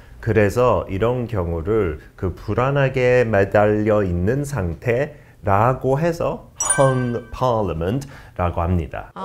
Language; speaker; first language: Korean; non-native, fluent; English